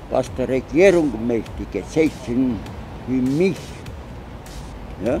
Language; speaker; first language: German; non-native, learner; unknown